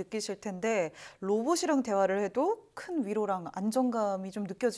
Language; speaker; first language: Korean; native; Korean